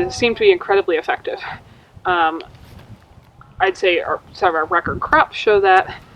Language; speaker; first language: English; native; English